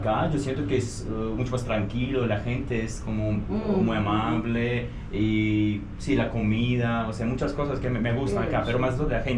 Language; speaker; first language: Spanish; non-native, fluent; Russian